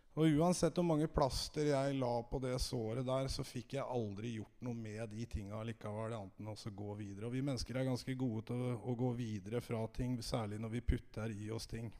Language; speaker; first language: Norwegian; native; Norwegian